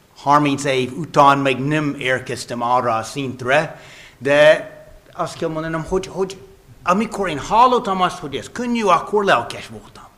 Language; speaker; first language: Hungarian; non-native, fluent; English